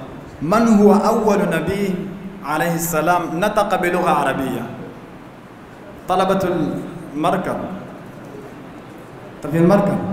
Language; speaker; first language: Arabic; non-native, fluent; Urdu